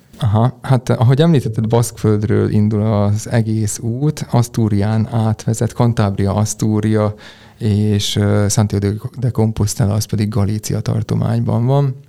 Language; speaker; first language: Hungarian; native; Hungarian